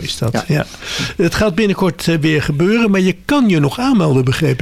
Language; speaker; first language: Dutch; native; Dutch